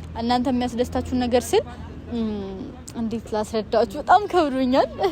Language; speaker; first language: Amharic; native; Amharic